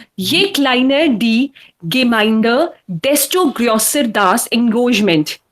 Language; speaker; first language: German; non-native, learner; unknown